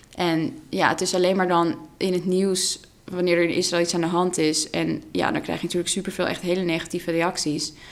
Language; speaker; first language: Dutch; non-native, local second language; Russian